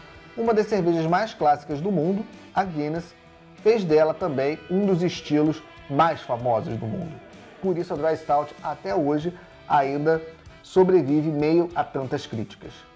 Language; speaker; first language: Portuguese; native; Portuguese